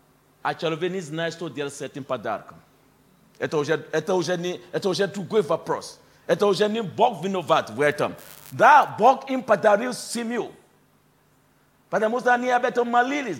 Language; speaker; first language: Russian; non-native, fluent; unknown